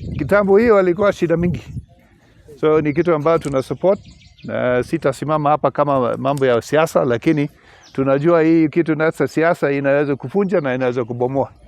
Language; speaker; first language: Swahili; non-native, local second language; English